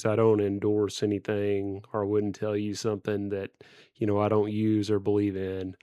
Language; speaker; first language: English; native; English